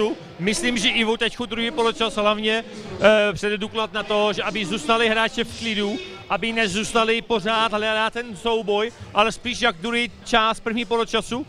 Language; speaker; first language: Czech; early bilingual, heritage; Czech